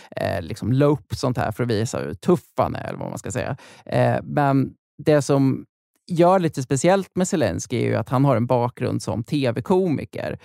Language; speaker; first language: Swedish; native; Swedish